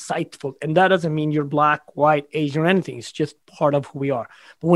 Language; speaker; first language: English; non-native, fluent; Swedish